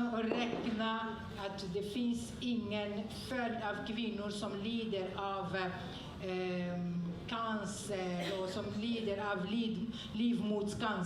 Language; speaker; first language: Swedish; non-native, fluent; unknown